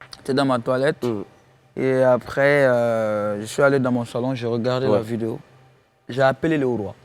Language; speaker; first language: French; non-native, local second language; Bambara